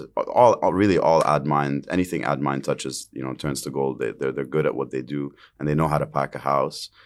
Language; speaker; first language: English; early bilingual, other home language; Arabic